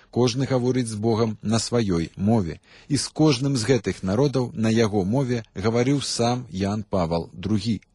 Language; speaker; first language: Belarusian; native; Belarusian